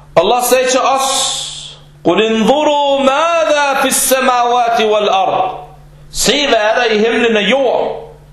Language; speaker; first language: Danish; non-native, fluent; Arabic